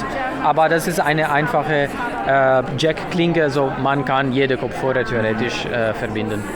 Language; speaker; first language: German; non-native, fluent; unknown